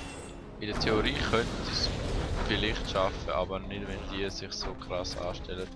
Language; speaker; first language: German; native; German